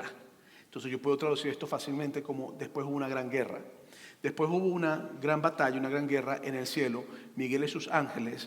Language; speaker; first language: Spanish; native; Spanish